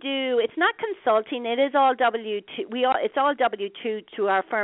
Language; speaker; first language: English; native; English